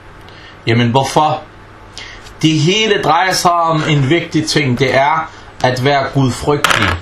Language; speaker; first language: Danish; non-native, fluent; Arabic